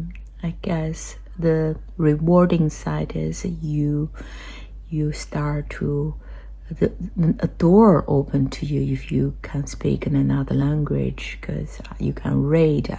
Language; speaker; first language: English; non-native, fluent; Chinese